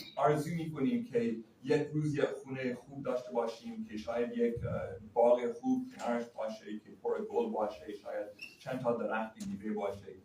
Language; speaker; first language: Persian; non-native, fluent; English